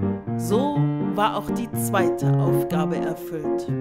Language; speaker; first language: German; native; German